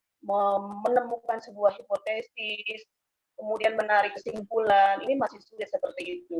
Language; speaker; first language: Indonesian; native; Indonesian